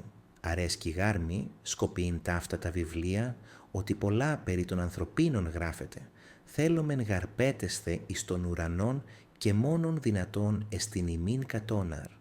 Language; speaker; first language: Greek; non-native, learner; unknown